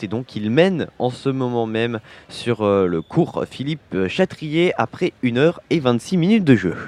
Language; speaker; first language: French; native; French